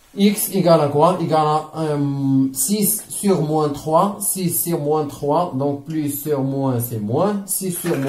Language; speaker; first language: French; non-native, local second language; Arabic